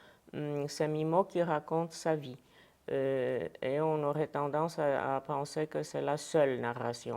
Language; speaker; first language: French; non-native, fluent; Polish